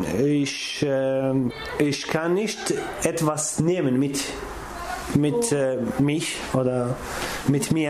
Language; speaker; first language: German; non-native, learner; Kurdish